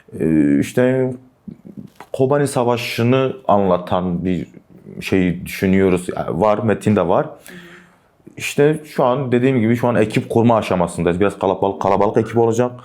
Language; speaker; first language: Turkish; non-native, local second language; Kurdish